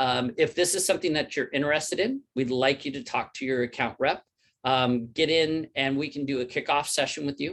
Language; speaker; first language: English; native; English